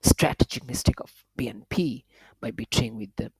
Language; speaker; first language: English; non-native, local second language; Bangla